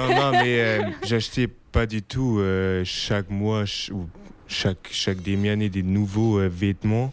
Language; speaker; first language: French; non-native, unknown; German